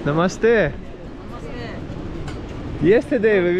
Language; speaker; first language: English; non-native, learner; Russian